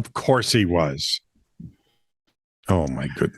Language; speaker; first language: English; native; English